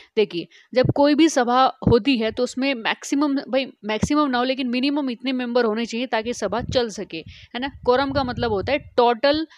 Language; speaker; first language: Hindi; native; Hindi